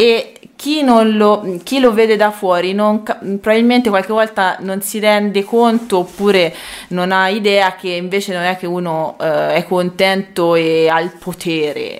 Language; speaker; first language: Italian; native; Italian